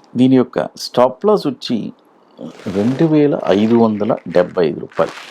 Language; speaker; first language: Telugu; native; Telugu